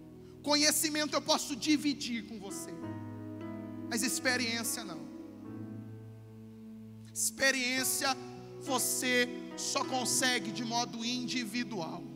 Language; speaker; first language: Portuguese; native; Portuguese